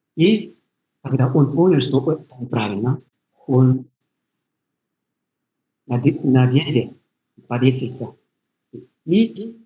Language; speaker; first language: Russian; non-native, learner; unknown